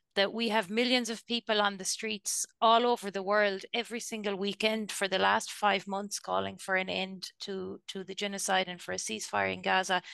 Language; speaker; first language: English; native; English